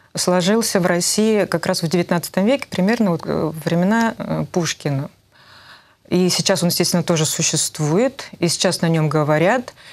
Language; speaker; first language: Russian; native; Russian